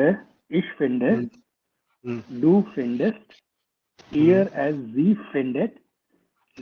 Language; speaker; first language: German; non-native, learner; Hindi